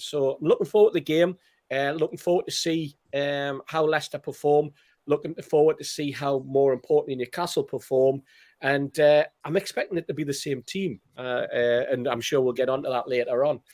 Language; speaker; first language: English; native; English